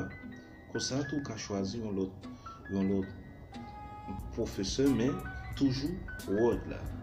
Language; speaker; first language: French; non-native, learner; Haitian Creole